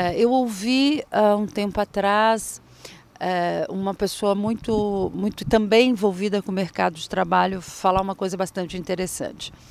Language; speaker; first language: Portuguese; native; Portuguese